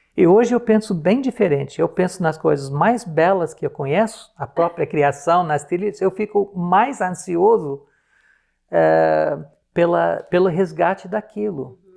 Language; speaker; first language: Portuguese; non-native, fluent; English